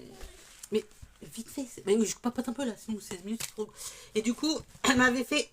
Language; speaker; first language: French; native; French